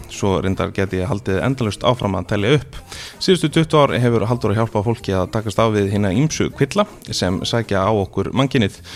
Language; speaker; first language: Icelandic; native; Icelandic